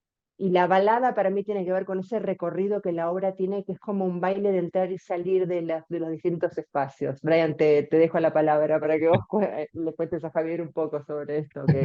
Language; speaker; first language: Spanish; native; Spanish